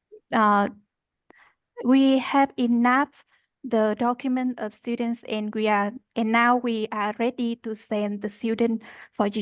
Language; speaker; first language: English; non-native, learner; Vietnamese